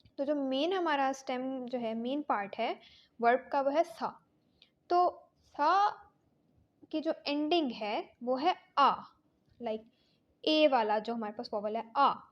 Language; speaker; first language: Urdu; native; Urdu